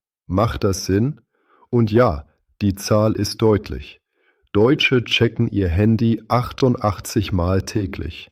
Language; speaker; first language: German; native; German